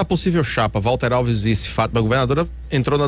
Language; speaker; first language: Portuguese; native; Portuguese